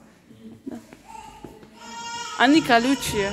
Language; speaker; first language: Russian; non-native, learner; English